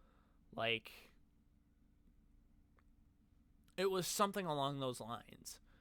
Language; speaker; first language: English; native; English